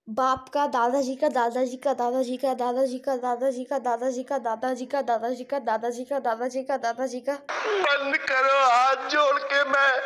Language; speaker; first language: Hindi; non-native, local second language; Bangla